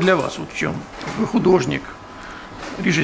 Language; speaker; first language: Russian; native; Russian